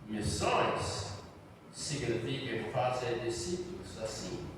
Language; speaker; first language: Portuguese; non-native, fluent; English